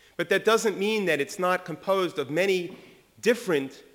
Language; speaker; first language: English; early bilingual, other home language; French